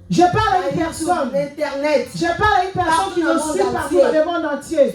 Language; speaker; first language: French; non-native, local second language; Lingala